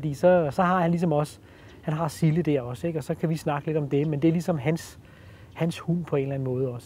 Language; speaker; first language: Danish; native; Danish